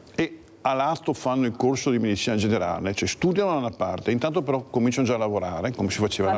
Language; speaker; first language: Italian; native; Italian